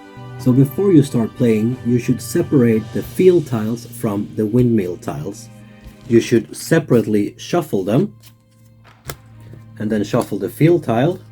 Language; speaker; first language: English; non-native, fluent; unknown